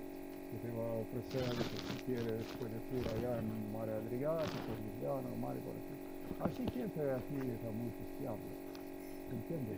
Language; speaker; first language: Spanish; non-native, learner; Slovenian